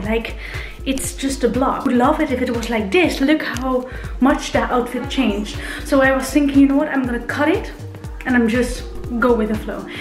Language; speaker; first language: English; non-native, fluent; Dutch